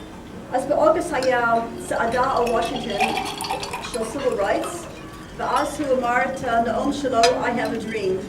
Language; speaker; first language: Hebrew; non-native, fluent; English